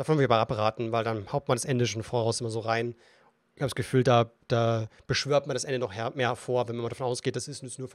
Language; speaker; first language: German; native; German